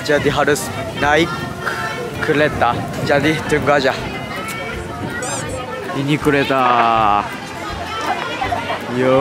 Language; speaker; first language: Indonesian; non-native, learner; Japanese